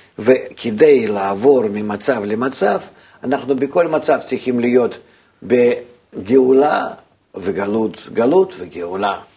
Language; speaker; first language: Hebrew; native; Hebrew